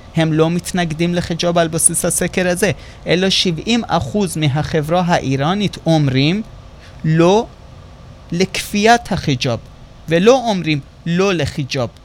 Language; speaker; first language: Hebrew; non-native, fluent; Persian